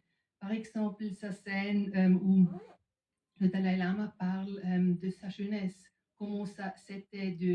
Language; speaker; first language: French; non-native, fluent; German